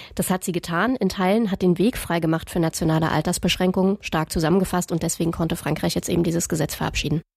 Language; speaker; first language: German; native; German